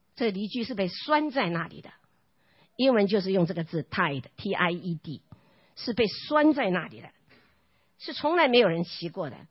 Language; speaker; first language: Chinese; non-native, local second language; Hakka Chinese